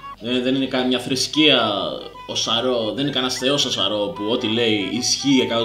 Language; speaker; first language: Greek; early bilingual, other home language; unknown